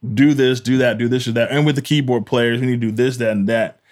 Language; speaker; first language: English; native; English